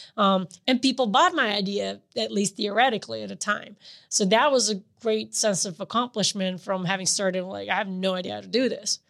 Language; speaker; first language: English; non-native, fluent; Serbian